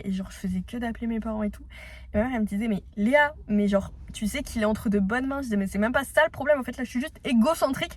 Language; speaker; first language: French; native; French